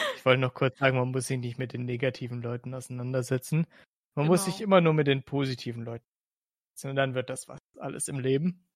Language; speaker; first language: German; early bilingual, other home language; Slovak